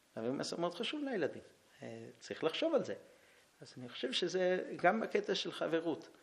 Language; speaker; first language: Hebrew; early bilingual, heritage; Hebrew